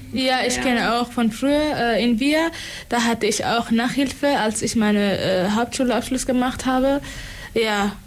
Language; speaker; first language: German; non-native, fluent; Tigrinya